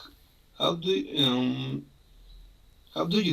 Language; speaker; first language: English; non-native, learner; Spanish